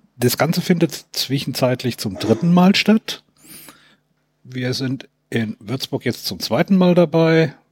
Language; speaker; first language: German; native; German